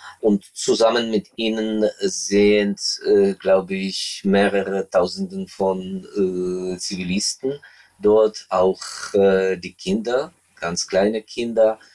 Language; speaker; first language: German; non-native, fluent; Ukrainian